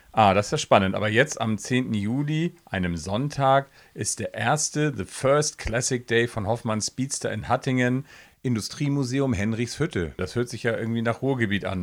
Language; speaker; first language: German; native; German